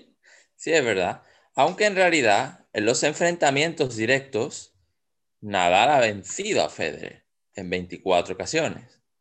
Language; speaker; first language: Spanish; native; Spanish